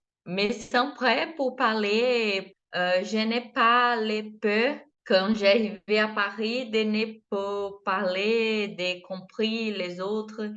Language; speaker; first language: French; non-native, learner; Portuguese